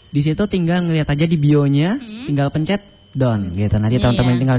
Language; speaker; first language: Indonesian; non-native, local second language; Javanese